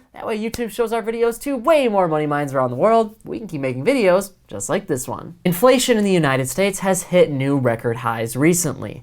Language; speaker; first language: English; native; English